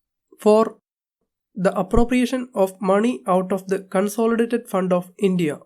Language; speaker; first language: English; non-native, local second language; Malayalam